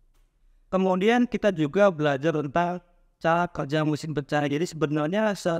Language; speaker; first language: Indonesian; native; Indonesian